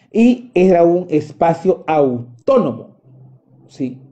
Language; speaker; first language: Spanish; native; Spanish